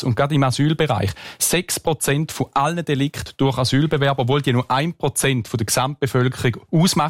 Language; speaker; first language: German; native; German